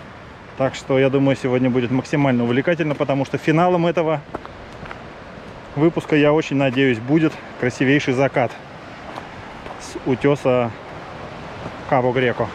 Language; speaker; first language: Russian; native; Russian